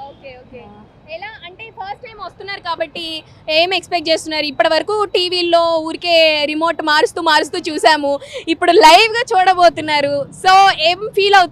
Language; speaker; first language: Telugu; native; Telugu